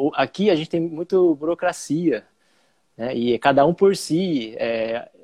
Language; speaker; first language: Portuguese; early bilingual, other home language; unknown